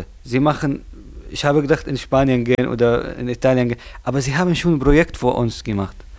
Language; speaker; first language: German; non-native, learner; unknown